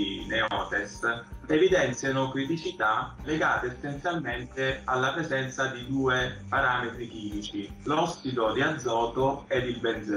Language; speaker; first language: Italian; native; Italian